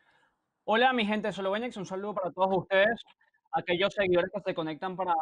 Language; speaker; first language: Spanish; native; Spanish